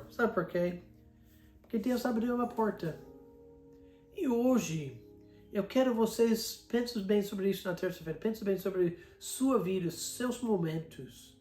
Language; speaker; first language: Portuguese; non-native, fluent; English